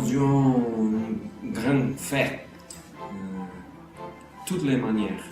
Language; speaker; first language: French; non-native, learner; Portuguese